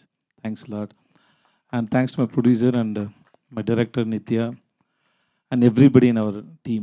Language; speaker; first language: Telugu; non-native, learner; Tamil